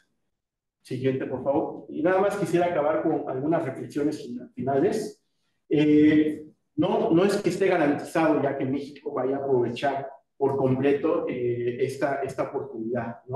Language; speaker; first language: Spanish; native; Spanish